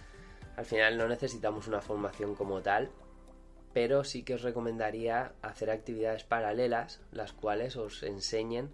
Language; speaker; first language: Spanish; native; Spanish